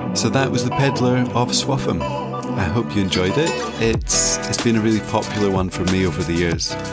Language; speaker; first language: English; native; English